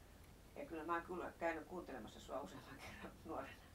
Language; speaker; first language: Finnish; native; Finnish